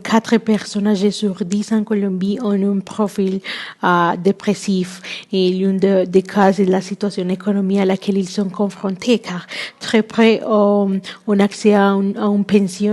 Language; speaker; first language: French; non-native, learner; Spanish